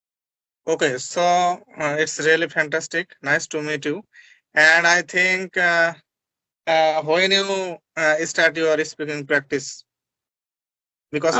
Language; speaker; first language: English; non-native, learner; Bangla